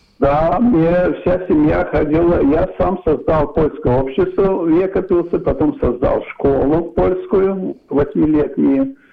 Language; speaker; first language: Russian; non-native, local second language; Polish